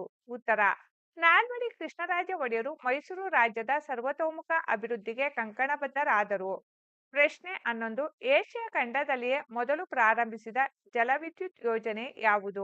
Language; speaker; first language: Kannada; native; Kannada